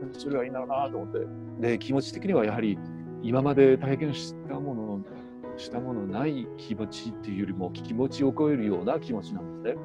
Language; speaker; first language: Japanese; non-native, fluent; French